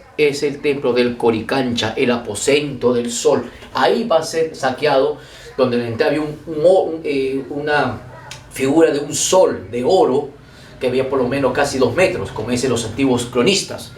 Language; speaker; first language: Spanish; native; Spanish